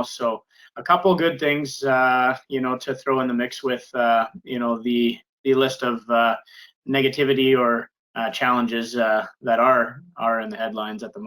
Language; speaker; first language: English; native; English